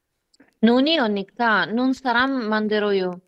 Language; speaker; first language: Korean; non-native, learner; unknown